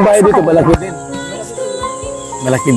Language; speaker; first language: Filipino; native; Filipino